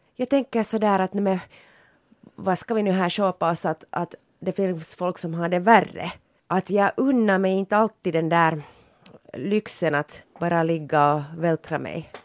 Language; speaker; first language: Swedish; native; Swedish